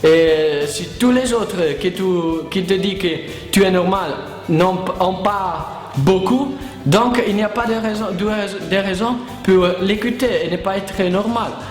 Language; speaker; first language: French; non-native, learner; Italian